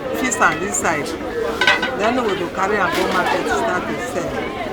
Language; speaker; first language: Nigerian Pidgin; non-native, local second language; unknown